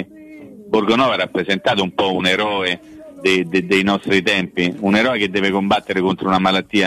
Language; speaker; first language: Italian; native; Italian